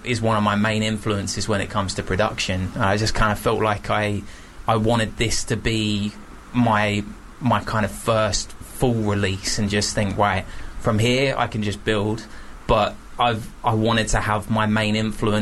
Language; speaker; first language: English; native; English